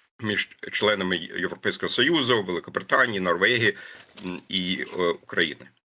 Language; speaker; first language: Ukrainian; non-native, fluent; German